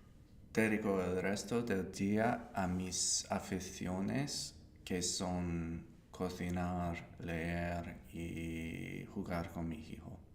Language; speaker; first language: Spanish; non-native, learner; English